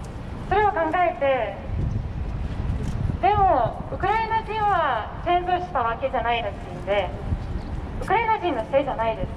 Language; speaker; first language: Japanese; non-native, fluent; Ukrainian